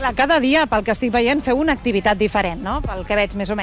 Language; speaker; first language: Catalan; native; Catalan